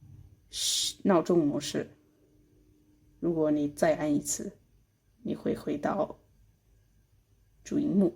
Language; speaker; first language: Chinese; non-native, fluent; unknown